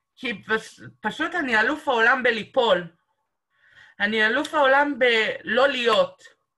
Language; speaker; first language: Hebrew; native; Hebrew